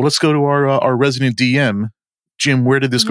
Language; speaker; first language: English; native; English